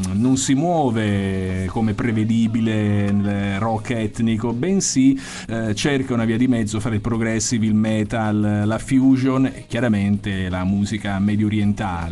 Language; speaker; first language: Italian; native; Italian